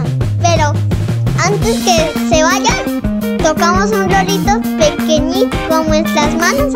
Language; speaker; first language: Spanish; early bilingual, heritage; Spanish